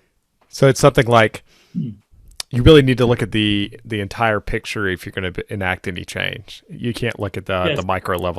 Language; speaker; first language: English; native; English